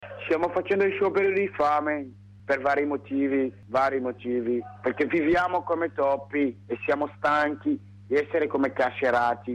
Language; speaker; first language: Italian; non-native, learner; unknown